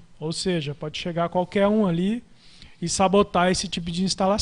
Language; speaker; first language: Portuguese; native; Portuguese